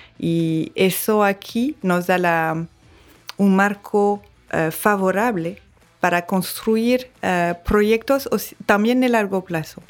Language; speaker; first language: Spanish; non-native, fluent; French